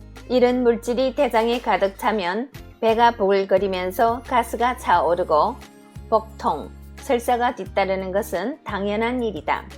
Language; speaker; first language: Korean; native; Korean